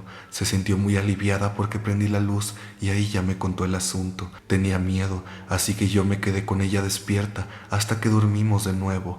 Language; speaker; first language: Spanish; native; Spanish